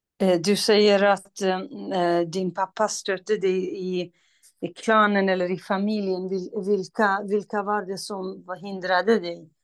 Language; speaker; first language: Swedish; non-native, fluent; Kurdish